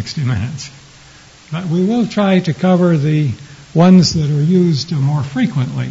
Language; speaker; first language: English; native; English